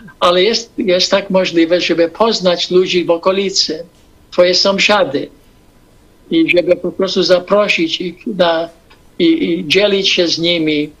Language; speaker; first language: Polish; early bilingual, heritage; English